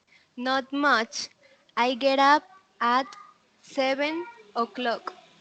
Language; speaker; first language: English; non-native, learner; Spanish